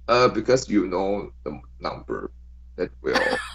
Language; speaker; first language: English; non-native, learner; Chinese